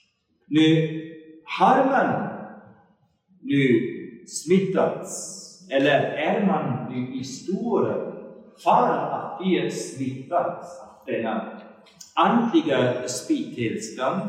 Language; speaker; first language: Swedish; non-native, fluent; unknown